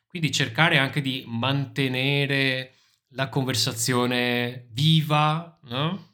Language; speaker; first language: Italian; native; Italian